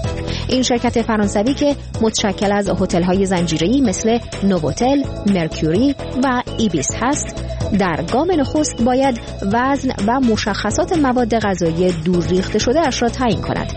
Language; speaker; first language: Persian; native; Persian